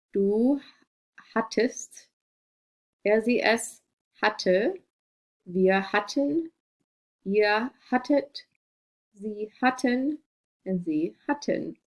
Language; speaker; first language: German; non-native, fluent; English